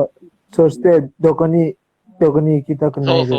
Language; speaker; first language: Japanese; non-native, learner; Bangla